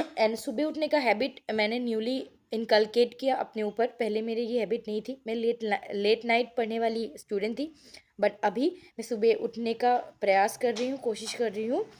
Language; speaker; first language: Hindi; non-native, local second language; Assamese